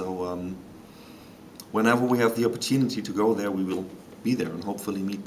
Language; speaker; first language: English; non-native, fluent; German